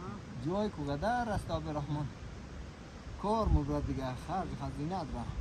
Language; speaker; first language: Persian; native; Persian